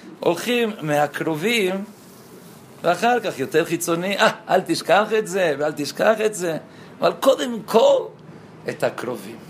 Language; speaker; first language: Hebrew; non-native, fluent; Spanish